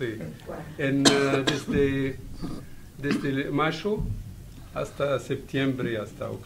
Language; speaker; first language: Spanish; non-native, fluent; Arabic